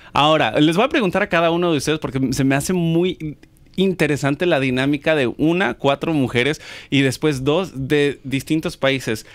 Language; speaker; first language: Spanish; early bilingual, heritage; Spanish